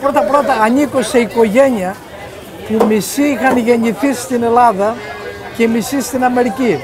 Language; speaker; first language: Greek; native; Greek